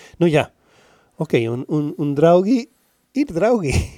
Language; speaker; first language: Latvian; non-native, learner; Spanish